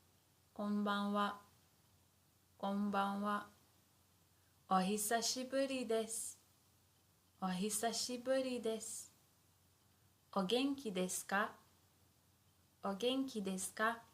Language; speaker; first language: Japanese; non-native, fluent; English